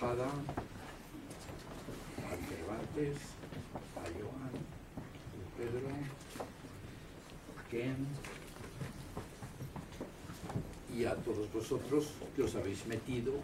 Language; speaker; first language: Spanish; native; Spanish